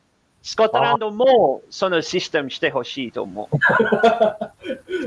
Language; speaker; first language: Japanese; non-native, learner; English